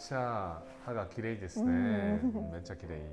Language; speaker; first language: Japanese; non-native, learner; Korean